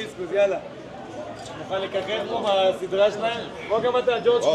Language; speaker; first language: Hebrew; native; Hebrew